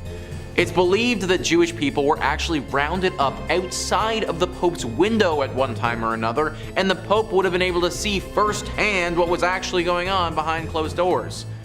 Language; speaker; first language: English; native; English